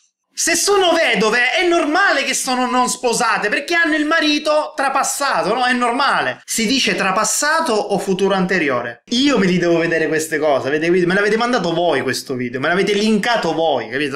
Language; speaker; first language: Italian; native; Italian